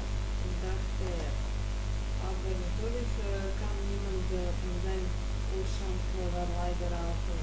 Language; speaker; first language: German; non-native, learner; Serbian